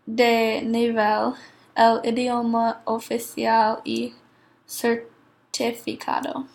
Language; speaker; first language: Spanish; non-native, learner; English